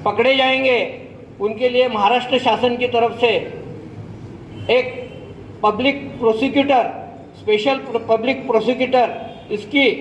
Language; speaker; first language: Hindi; non-native, local second language; Marathi